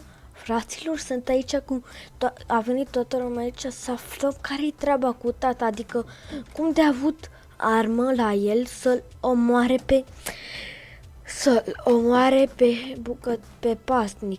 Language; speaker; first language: Romanian; native; Romanian